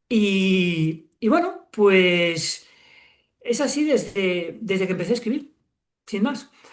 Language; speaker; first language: Spanish; native; Spanish